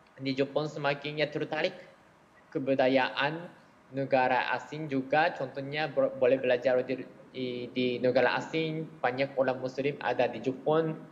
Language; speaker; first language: Indonesian; non-native, learner; Japanese